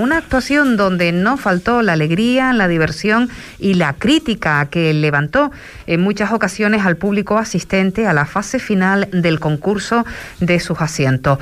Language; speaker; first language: Spanish; native; Spanish